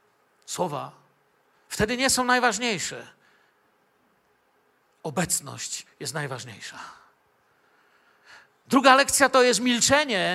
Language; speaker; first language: Polish; native; Polish